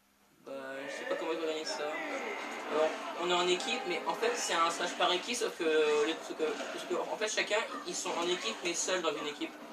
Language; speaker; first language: French; native; French